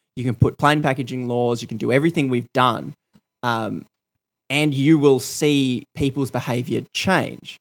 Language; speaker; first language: English; native; English